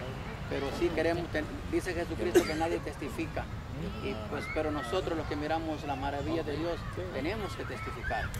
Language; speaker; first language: Spanish; native; Spanish